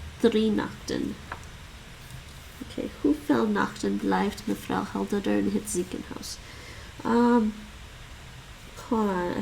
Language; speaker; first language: Dutch; non-native, learner; English